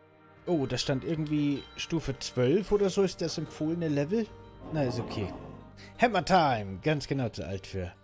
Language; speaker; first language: German; native; German